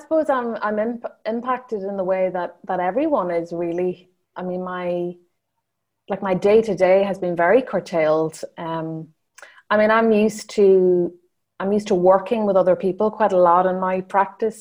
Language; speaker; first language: English; native; English